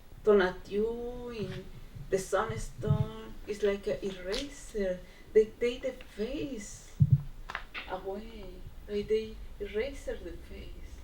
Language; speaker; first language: English; non-native, learner; Spanish